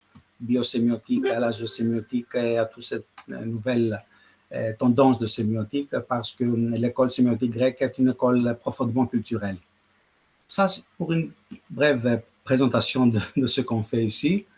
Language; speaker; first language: French; non-native, fluent; Greek